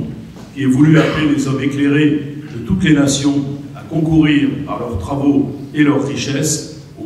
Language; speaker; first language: French; native; French